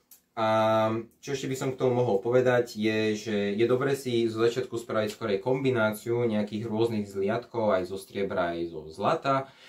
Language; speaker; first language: Slovak; native; Slovak